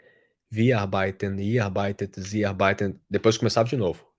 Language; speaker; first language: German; non-native, fluent; Portuguese